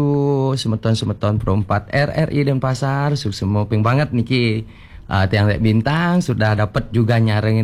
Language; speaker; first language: Indonesian; native; Indonesian